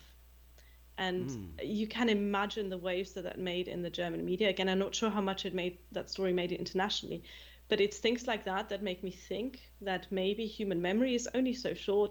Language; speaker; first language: English; non-native, fluent; German